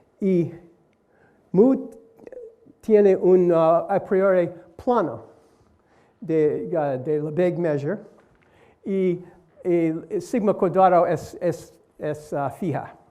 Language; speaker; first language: Spanish; non-native, learner; English